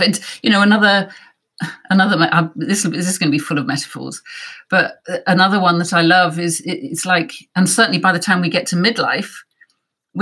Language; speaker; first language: English; native; English